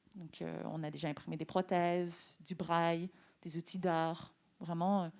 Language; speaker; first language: French; non-native, fluent; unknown